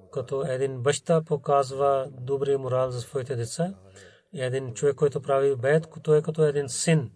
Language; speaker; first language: Bulgarian; non-native, learner; Urdu